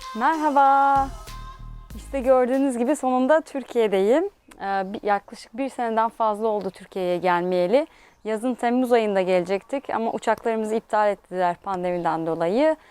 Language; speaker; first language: Turkish; native; Turkish